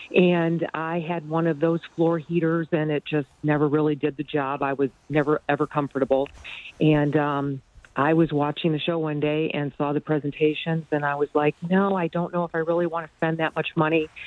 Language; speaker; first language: English; native; English